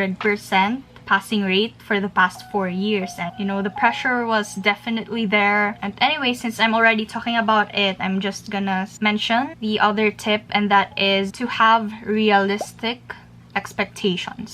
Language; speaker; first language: English; non-native, local second language; Filipino